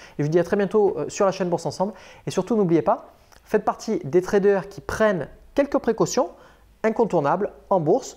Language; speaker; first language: French; native; French